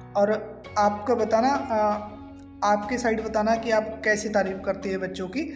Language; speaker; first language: Hindi; non-native, local second language; Punjabi